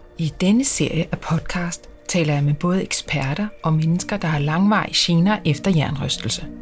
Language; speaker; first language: Danish; native; Danish